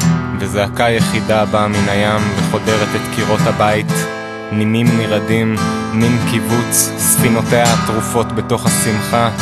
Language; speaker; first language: Hebrew; native; Hebrew